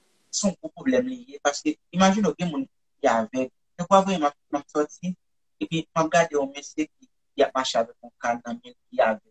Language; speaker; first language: French; non-native, local second language; Haitian Creole